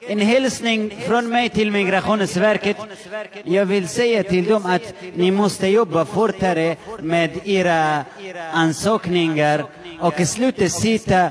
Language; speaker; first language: Swedish; non-native, local second language; Arabic